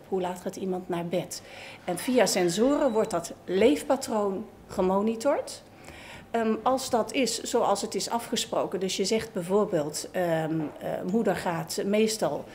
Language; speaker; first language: Dutch; native; Dutch